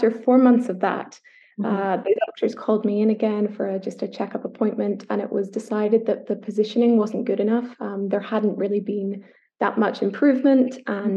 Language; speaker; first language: English; native; English